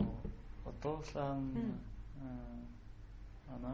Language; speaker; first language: Japanese; non-native, learner; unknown